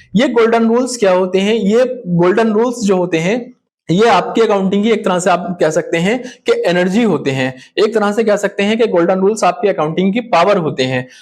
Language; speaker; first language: Hindi; native; Hindi